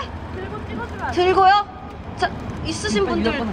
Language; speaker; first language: Korean; native; Korean